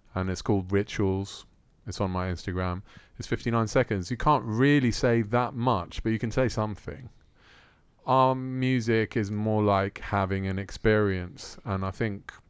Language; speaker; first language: English; early bilingual, other home language; Italian